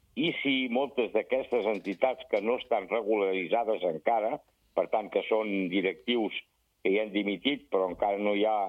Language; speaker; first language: Catalan; native; Catalan